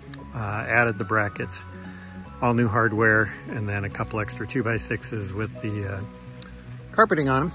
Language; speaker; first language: English; native; English